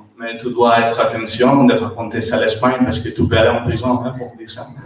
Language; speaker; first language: French; non-native, learner; Catalan